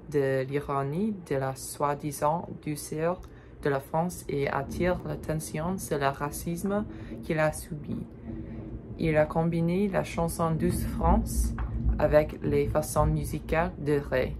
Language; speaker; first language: French; non-native, learner; English